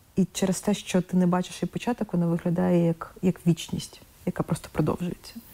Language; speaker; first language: Ukrainian; non-native, local second language; Russian